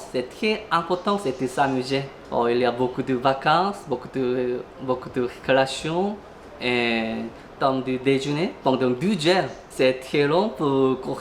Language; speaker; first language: French; non-native, learner; Korean